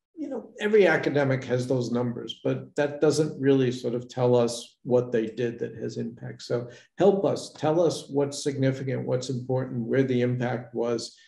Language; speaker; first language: English; native; English